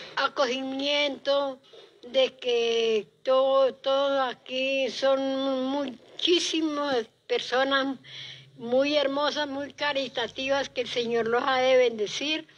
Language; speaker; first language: Spanish; native; Spanish